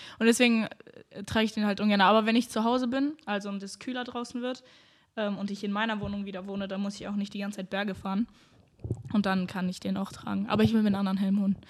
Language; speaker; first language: German; early bilingual, other home language; Romanian